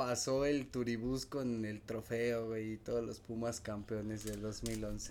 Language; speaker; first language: Spanish; native; Spanish